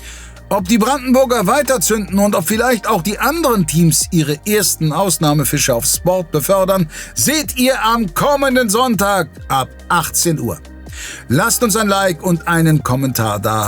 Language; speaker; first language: German; native; German